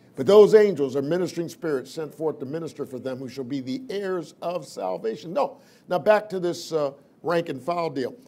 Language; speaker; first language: English; native; English